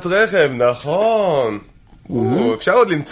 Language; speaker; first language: Hebrew; native; Hebrew